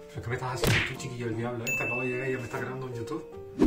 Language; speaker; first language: Spanish; native; Spanish